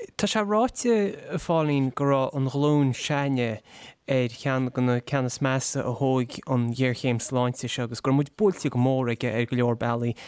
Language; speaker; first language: Irish; native; Irish